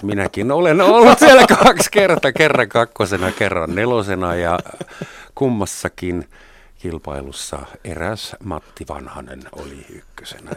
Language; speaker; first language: Finnish; non-native, fluent; German